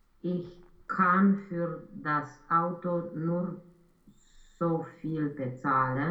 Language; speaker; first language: German; non-native, learner; Romanian